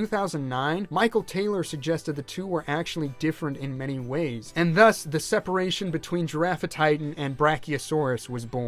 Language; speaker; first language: English; native; English